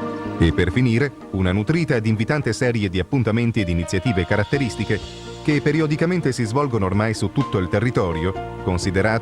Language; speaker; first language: Italian; native; Italian